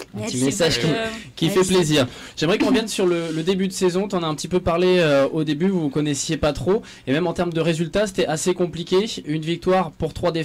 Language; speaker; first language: French; native; French